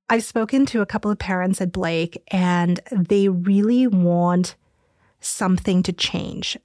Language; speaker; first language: English; early bilingual, other home language; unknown